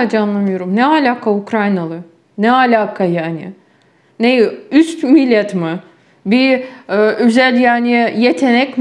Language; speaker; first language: Turkish; non-native, fluent; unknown